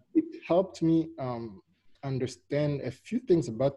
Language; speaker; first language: English; non-native, local second language; Kinyarwanda